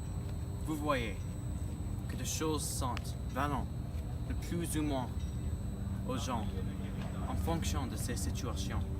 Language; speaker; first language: French; non-native, learner; English